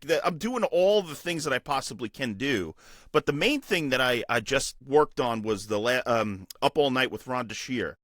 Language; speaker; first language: English; native; English